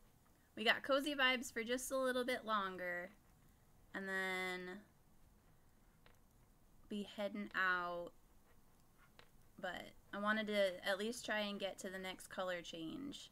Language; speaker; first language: English; native; English